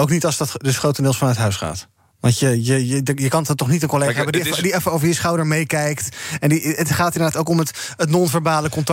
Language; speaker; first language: Dutch; native; Dutch